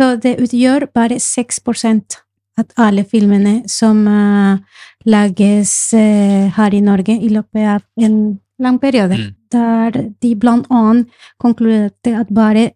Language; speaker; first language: Norwegian; non-native, fluent; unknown